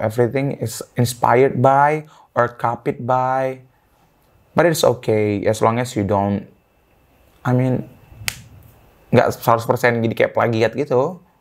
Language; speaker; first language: English; non-native, fluent; Indonesian